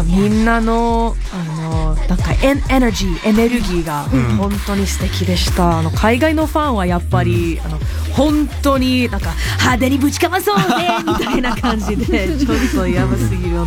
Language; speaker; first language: Japanese; non-native, fluent; English